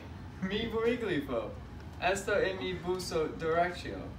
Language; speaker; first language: Spanish; non-native, learner; English